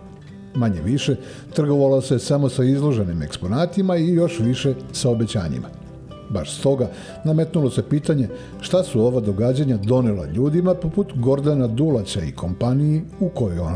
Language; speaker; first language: Serbian; native; Serbian